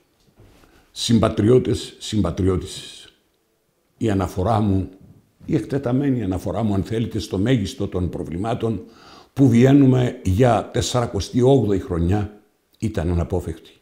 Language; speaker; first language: Greek; native; Greek